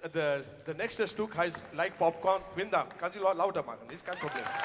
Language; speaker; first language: German; non-native, learner; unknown